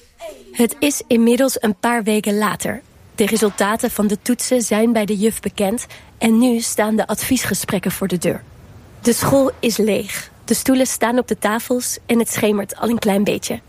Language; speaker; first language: Dutch; native; Dutch